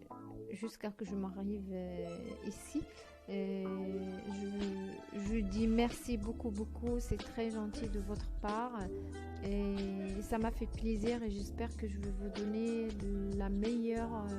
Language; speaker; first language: French; non-native, fluent; Arabic